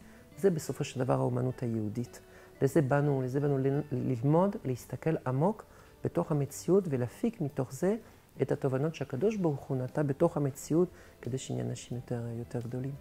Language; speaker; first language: Hebrew; non-native, fluent; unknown